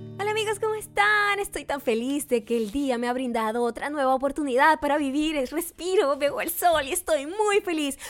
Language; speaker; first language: Spanish; native; Spanish